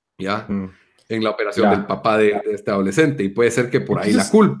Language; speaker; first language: Spanish; native; Spanish